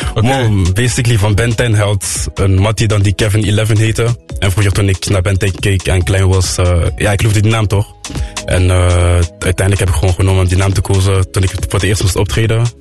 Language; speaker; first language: Dutch; non-native, local second language; French